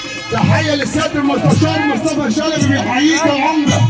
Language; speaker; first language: Arabic; native; Arabic